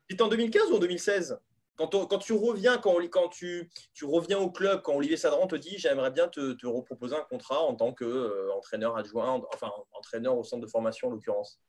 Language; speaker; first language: French; native; French